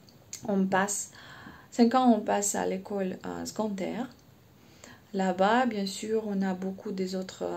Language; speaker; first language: French; non-native, fluent; Russian